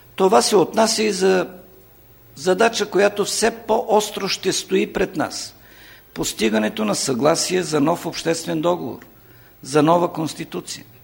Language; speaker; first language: Bulgarian; non-native, local second language; Turkish